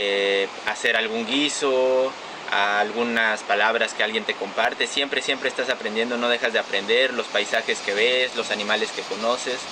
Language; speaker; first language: Spanish; native; Spanish